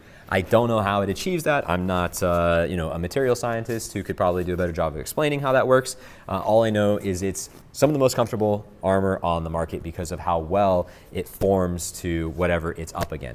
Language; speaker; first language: English; native; English